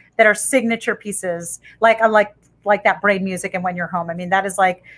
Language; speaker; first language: English; native; English